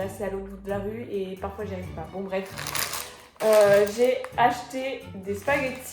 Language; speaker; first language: French; native; French